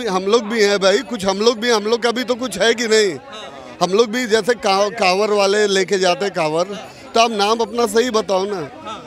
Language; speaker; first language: Hindi; native; Hindi